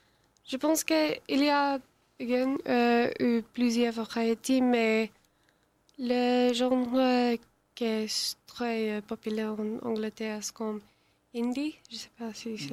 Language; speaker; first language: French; non-native, learner; English